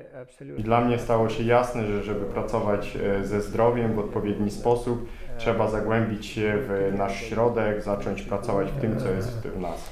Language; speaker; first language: Polish; non-native, fluent; Russian